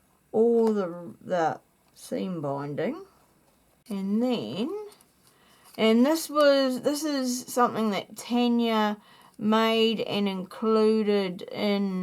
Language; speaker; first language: English; native; English